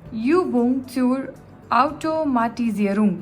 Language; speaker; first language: German; non-native, fluent; Gujarati